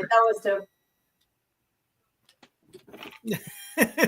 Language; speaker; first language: English; native; English